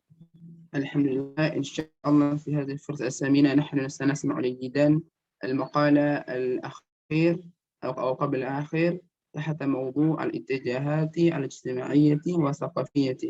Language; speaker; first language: Arabic; non-native, fluent; Indonesian